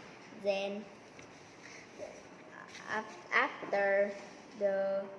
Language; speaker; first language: English; non-native, learner; Vietnamese